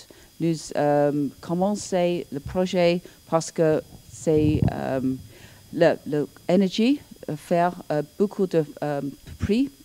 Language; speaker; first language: French; non-native, learner; English